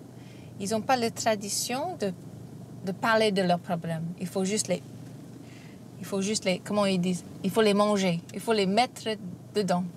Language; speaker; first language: French; non-native, fluent; English